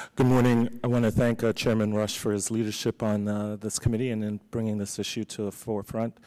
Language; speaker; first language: English; native; English